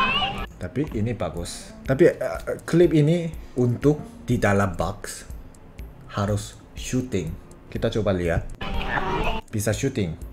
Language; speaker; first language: Indonesian; non-native, fluent; Korean